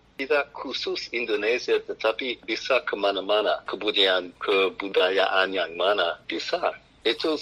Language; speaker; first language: Indonesian; non-native, fluent; English